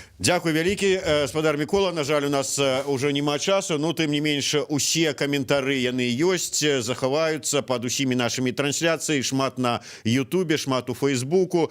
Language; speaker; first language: Belarusian; native; Belarusian